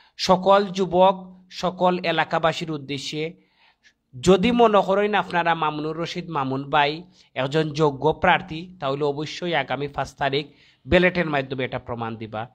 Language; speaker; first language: Bangla; native; Bangla